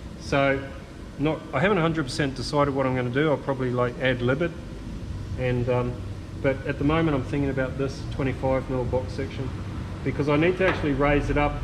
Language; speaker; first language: English; native; English